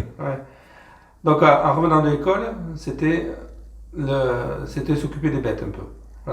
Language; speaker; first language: French; native; French